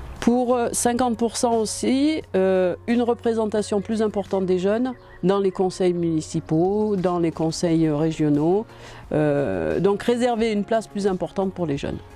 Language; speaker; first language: French; native; French